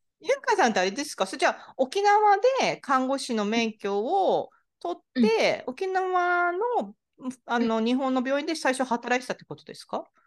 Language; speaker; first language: Japanese; native; Japanese